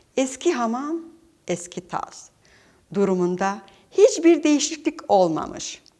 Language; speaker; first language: Turkish; native; Turkish